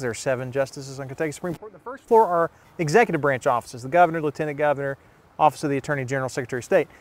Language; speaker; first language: English; native; English